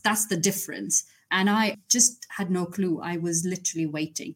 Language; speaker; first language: English; non-native, local second language; Gujarati